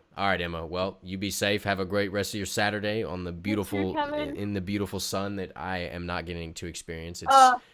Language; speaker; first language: English; native; English